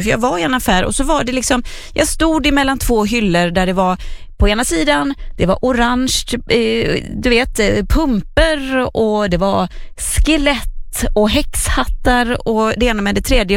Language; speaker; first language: Swedish; native; Swedish